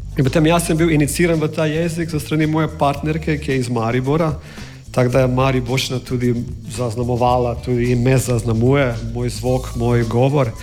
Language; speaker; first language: Slovenian; non-native, fluent; English